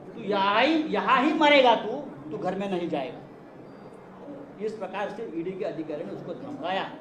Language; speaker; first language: Hindi; non-native, local second language; Marathi